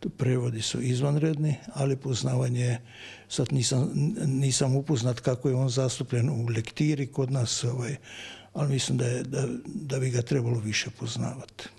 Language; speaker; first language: Croatian; native; Croatian